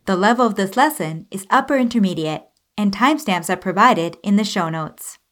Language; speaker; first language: English; native; English